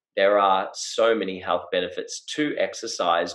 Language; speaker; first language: English; native; English